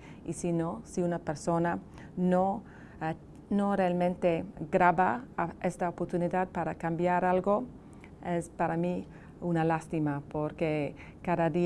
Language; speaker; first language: Spanish; non-native, fluent; English